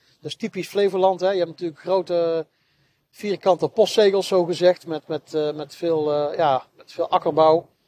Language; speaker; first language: Dutch; native; Dutch